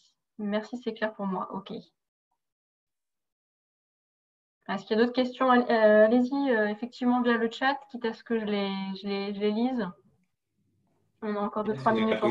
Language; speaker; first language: French; native; French